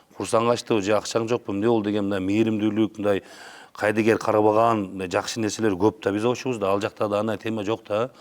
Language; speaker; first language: Kyrgyz; non-native, local second language; Uzbek